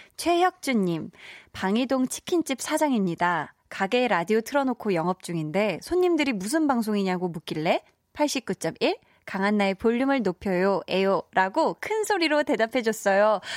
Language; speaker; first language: Korean; native; Korean